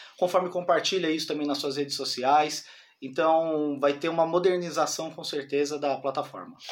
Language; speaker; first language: Portuguese; native; Portuguese